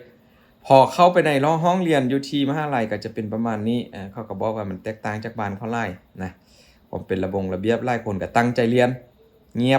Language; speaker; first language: Thai; non-native, local second language; Northeastern Thai